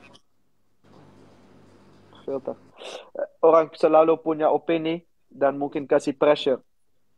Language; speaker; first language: Indonesian; non-native, learner; Dutch